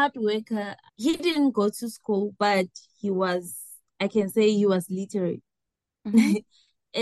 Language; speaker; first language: English; non-native, local second language; South Ndebele